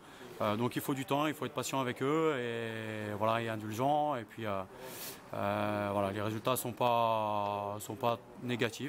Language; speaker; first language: French; native; French